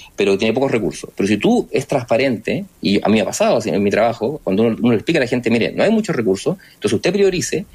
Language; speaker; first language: Spanish; native; Spanish